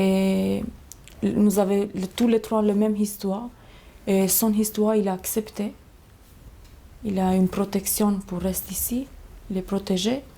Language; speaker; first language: French; non-native, learner; Albanian